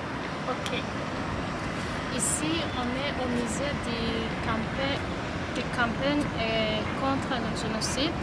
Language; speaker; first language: French; non-native, local second language; Kinyarwanda